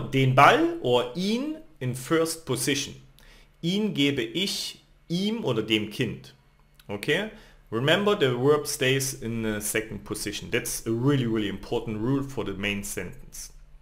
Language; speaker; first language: English; non-native, fluent; German